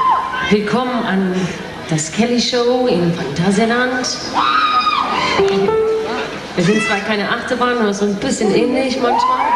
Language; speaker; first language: German; non-native, fluent; English